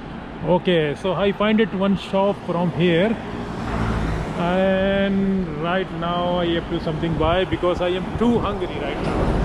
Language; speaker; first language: English; non-native, learner; Urdu